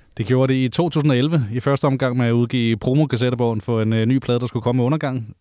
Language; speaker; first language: Danish; native; Danish